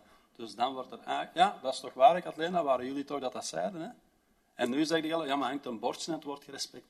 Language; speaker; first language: Dutch; native; Dutch